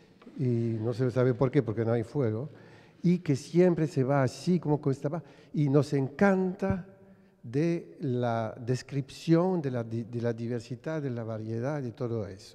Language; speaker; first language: Spanish; non-native, fluent; French